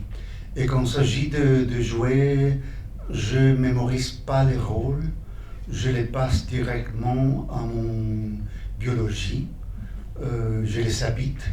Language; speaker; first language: French; non-native, fluent; Spanish